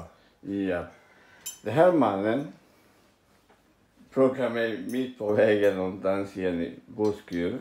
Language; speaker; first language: Swedish; non-native, learner; Spanish